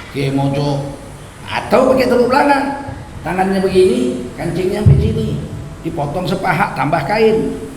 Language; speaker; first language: Indonesian; native; Indonesian